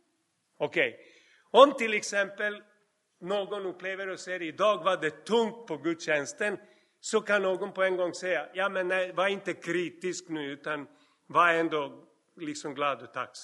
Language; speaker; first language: Swedish; non-native, fluent; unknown